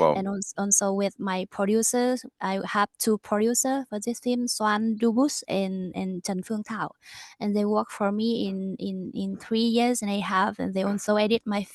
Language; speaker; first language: English; non-native, learner; Vietnamese